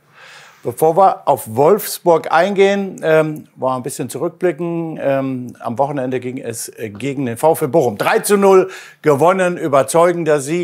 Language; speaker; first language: German; native; German